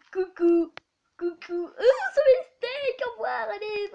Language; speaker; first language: French; native; French